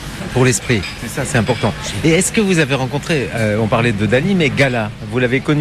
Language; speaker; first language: French; native; French